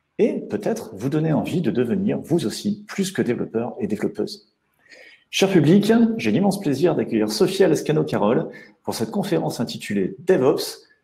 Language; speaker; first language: French; native; French